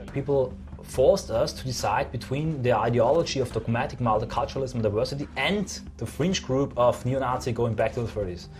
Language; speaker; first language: English; non-native, fluent; German